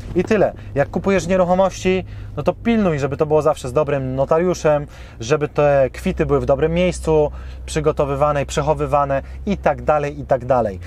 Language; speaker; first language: Polish; native; Polish